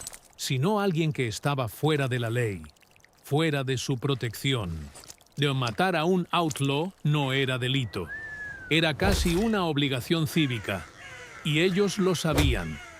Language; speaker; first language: Spanish; native; Spanish